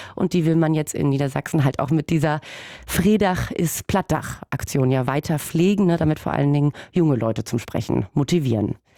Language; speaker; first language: German; native; German